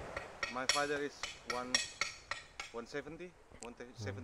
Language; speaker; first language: English; non-native, learner; Indonesian